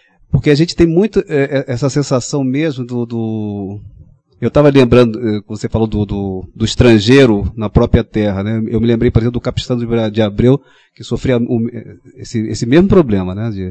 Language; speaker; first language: Portuguese; native; Portuguese